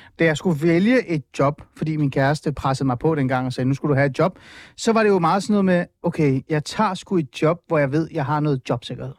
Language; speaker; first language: Danish; early bilingual, other home language; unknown